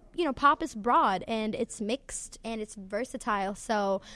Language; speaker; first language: English; non-native, fluent; Swedish